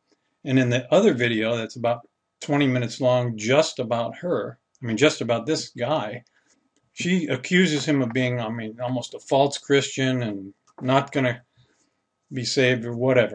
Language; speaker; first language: English; native; English